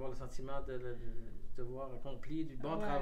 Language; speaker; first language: French; native; French